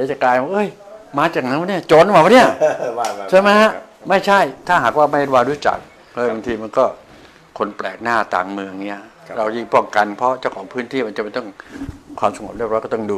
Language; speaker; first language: Thai; native; Thai